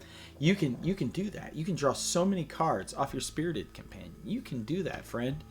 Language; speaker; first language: English; native; English